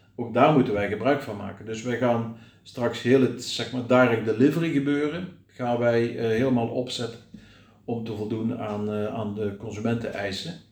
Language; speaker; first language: Dutch; native; Dutch